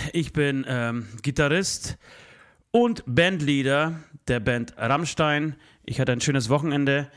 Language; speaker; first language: German; early bilingual, other home language; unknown